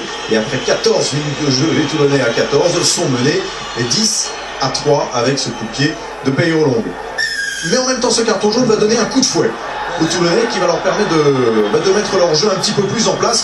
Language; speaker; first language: French; native; French